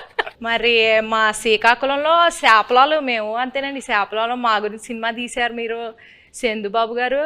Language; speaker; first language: Telugu; native; Telugu